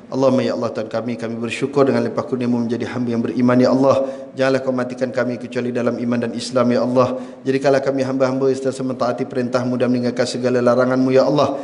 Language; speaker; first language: Malay; native; Malay